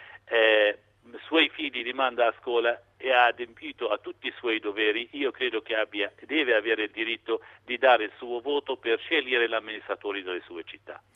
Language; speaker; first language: Italian; non-native, fluent; Arabic